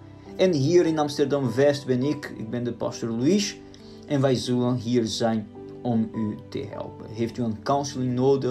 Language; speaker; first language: Dutch; non-native, fluent; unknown